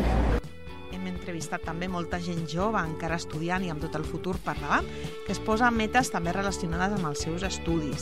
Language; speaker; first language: Catalan; native; Catalan